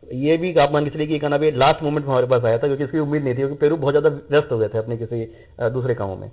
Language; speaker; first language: Hindi; non-native, local second language; Malayalam